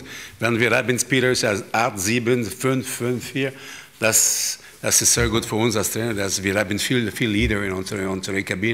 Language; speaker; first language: German; non-native, learner; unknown